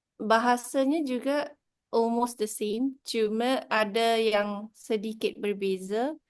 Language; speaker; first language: Malay; native; Malay